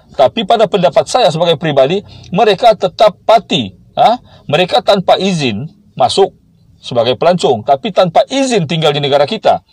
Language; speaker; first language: Malay; native; Malay